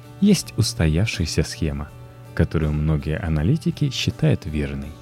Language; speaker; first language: Russian; native; Russian